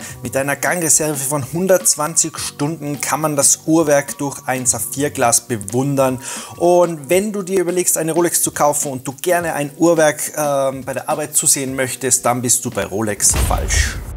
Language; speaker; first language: German; native; German